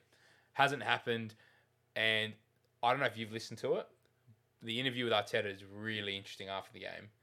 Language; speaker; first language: English; native; English